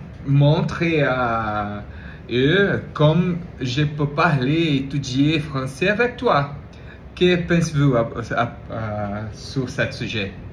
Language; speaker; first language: French; non-native, learner; Portuguese